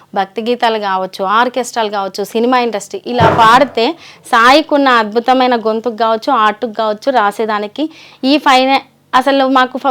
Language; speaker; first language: Telugu; native; Telugu